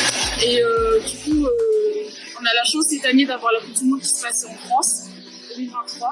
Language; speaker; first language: French; early bilingual, other home language; Fijian